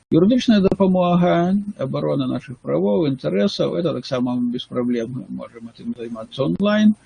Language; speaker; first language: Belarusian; non-native, local second language; Russian